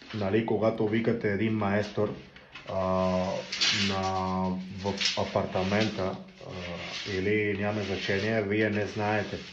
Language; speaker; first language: Bulgarian; non-native, learner; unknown